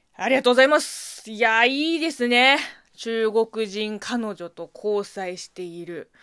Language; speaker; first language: Japanese; non-native, fluent; Chinese